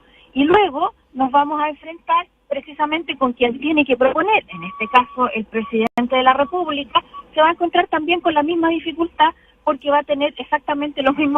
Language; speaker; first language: Spanish; native; Spanish